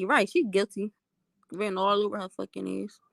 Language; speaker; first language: English; native; English